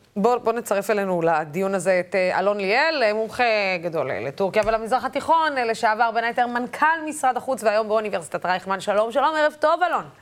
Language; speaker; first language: Hebrew; non-native, local second language; Arabic